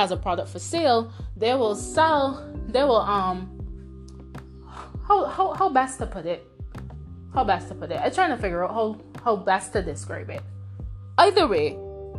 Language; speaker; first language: English; non-native, local second language; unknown